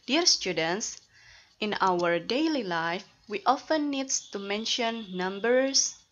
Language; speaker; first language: English; non-native, fluent; Indonesian